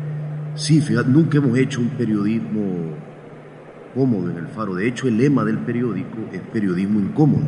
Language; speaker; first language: Spanish; native; Spanish